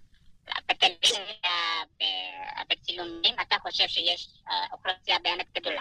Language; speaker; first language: Hebrew; non-native, fluent; Persian